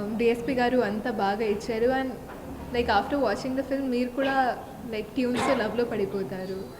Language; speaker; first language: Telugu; non-native, fluent; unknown